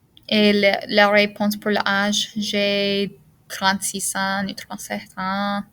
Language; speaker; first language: French; non-native, fluent; English